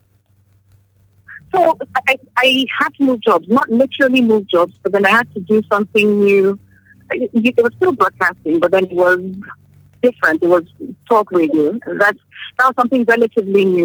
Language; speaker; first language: English; non-native, local second language; Yoruba